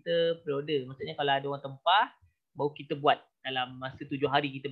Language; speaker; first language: Malay; native; Malay